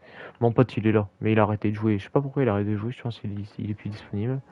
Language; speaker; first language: French; native; French